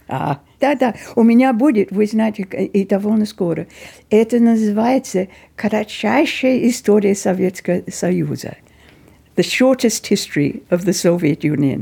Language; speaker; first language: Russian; non-native, fluent; English